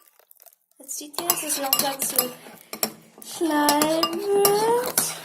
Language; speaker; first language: German; native; German